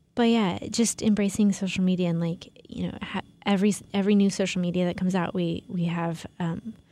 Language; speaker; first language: English; native; English